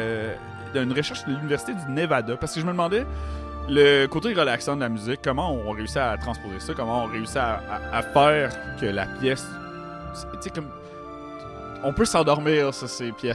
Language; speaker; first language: French; native; French